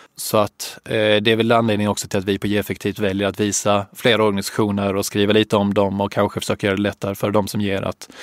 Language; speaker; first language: Swedish; native; Swedish